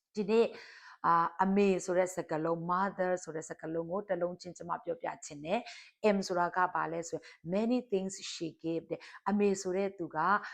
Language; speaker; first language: Burmese; non-native, local second language; Tedim Chin